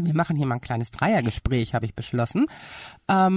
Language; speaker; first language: German; native; German